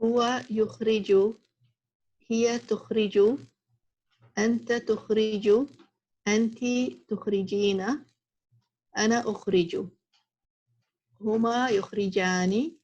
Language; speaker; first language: Arabic; non-native, learner; English